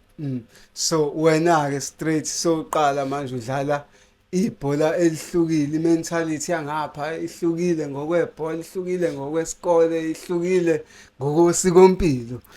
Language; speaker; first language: Zulu; native; Zulu